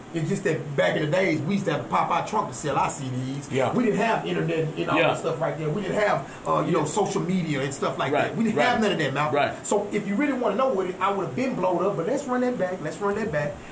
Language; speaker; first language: English; native; English